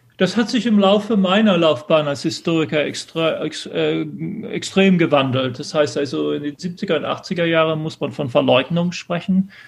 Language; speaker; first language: German; early bilingual, other home language; English